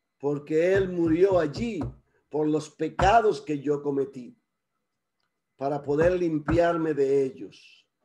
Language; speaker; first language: Spanish; early bilingual, heritage; Spanish